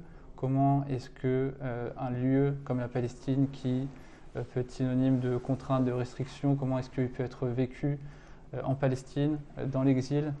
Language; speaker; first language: French; native; French